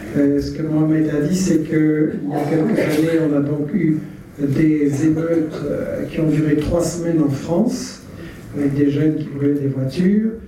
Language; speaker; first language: French; native; French